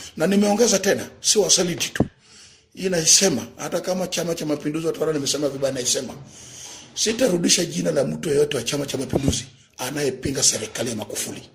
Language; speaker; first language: Swahili; native; Swahili